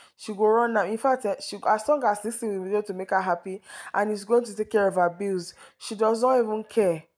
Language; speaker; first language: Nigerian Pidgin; non-native, local second language; Yoruba